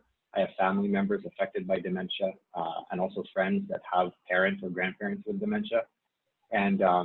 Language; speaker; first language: English; non-native, fluent; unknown